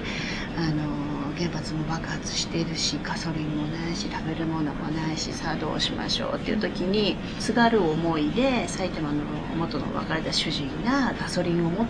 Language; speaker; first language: Japanese; native; Japanese